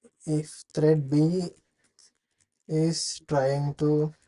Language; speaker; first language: English; non-native, fluent; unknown